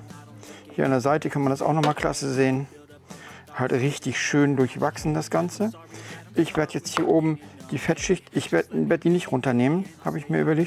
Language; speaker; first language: German; native; German